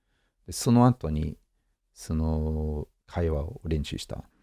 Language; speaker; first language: Japanese; non-native, fluent; English